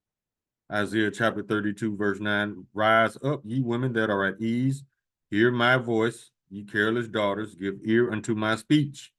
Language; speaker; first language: English; native; English